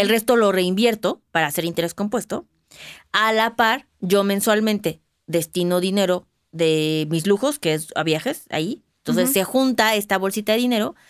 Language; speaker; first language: Spanish; native; Spanish